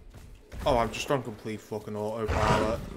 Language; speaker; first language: English; native; English